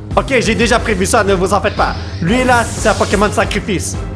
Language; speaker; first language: French; native; French